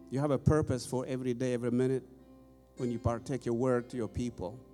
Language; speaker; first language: English; non-native, fluent; Amharic